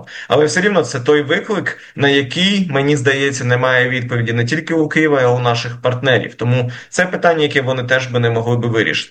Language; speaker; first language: Ukrainian; native; Ukrainian